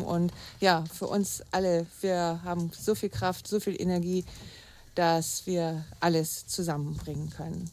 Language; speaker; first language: German; native; German